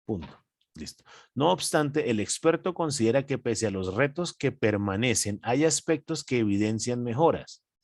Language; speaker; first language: Spanish; native; Spanish